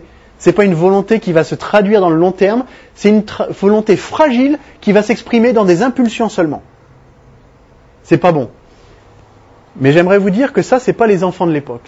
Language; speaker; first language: French; native; French